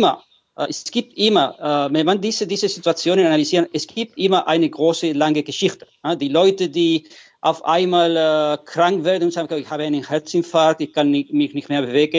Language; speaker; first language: German; non-native, fluent; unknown